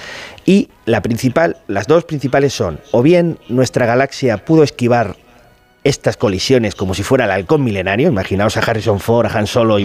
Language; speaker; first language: Spanish; native; Spanish